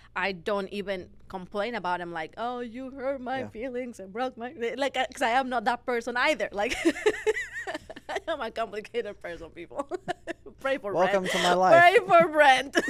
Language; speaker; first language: English; non-native, fluent; Spanish